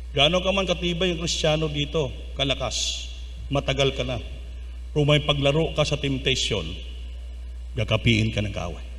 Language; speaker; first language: Filipino; non-native, local second language; Cebuano